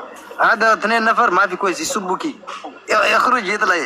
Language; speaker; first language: Arabic; non-native, learner; Amharic